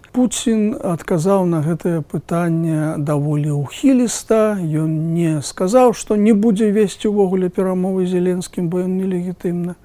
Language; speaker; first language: Belarusian; native; Belarusian